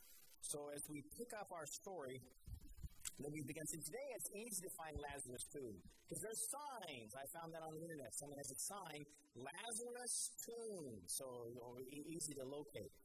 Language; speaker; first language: English; native; English